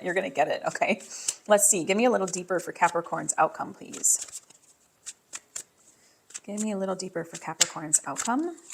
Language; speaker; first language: English; native; English